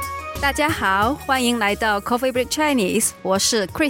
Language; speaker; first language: Chinese; native; Chinese